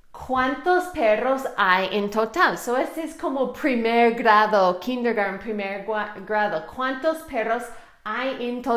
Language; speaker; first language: Spanish; non-native, fluent; English